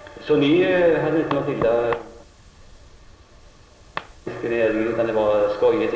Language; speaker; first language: Swedish; native; Swedish